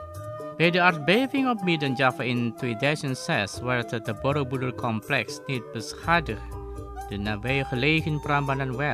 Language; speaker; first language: Dutch; non-native, fluent; Indonesian